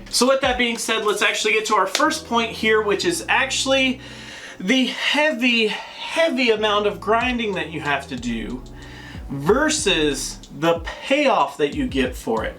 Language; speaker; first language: English; native; English